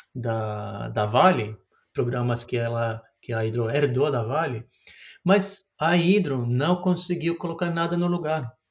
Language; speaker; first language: Portuguese; non-native, fluent; Norwegian